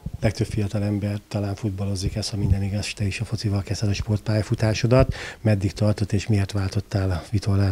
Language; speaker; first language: Hungarian; native; Hungarian